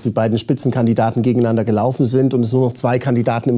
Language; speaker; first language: German; native; German